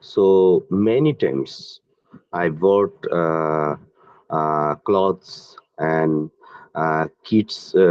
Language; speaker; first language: English; non-native, learner; Bangla